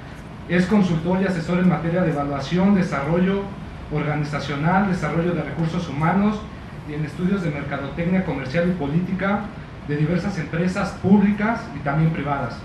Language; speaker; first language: Spanish; native; Spanish